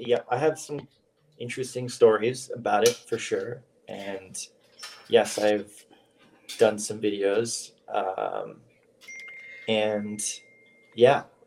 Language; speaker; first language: English; native; English